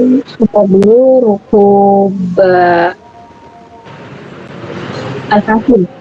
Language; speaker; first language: Arabic; non-native, learner; Indonesian